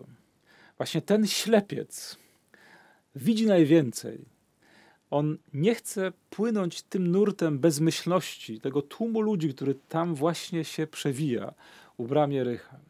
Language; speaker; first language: Polish; native; Polish